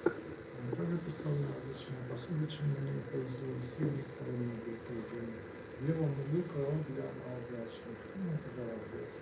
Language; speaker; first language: Russian; non-native, fluent; Georgian